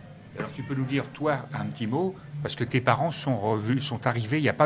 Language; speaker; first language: French; native; French